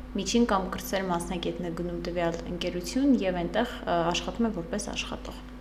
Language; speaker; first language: Armenian; native; Armenian